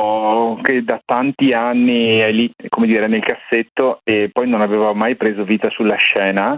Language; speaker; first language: Italian; native; Italian